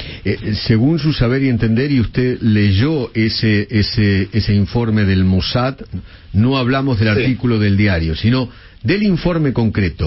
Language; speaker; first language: Spanish; native; Spanish